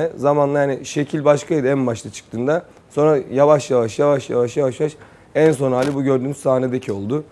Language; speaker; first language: Turkish; native; Turkish